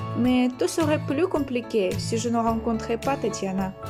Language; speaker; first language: French; non-native, learner; Russian